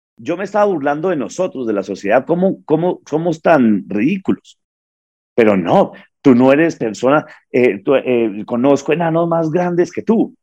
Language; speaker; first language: Spanish; native; Spanish